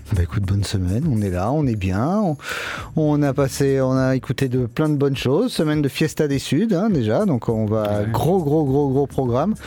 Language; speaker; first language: French; native; French